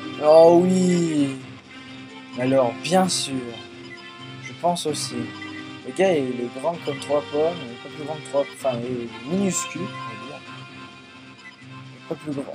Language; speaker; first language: French; native; French